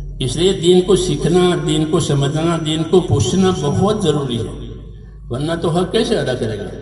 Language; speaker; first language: Urdu; non-native, local second language; Gujarati